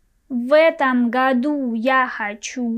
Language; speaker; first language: Russian; non-native, fluent; Persian